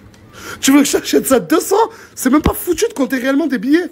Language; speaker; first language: French; native; French